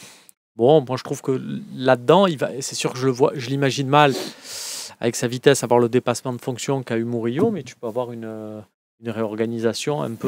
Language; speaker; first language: French; native; French